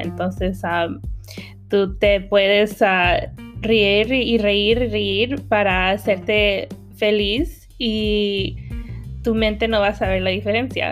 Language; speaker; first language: Spanish; early bilingual, heritage; Spanish